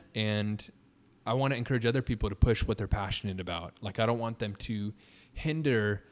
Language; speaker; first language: English; native; English